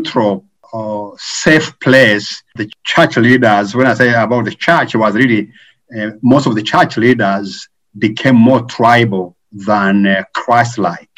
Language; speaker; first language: English; non-native, local second language; Kinyarwanda